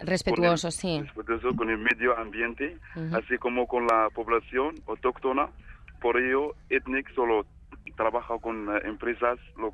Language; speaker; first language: Spanish; non-native, fluent; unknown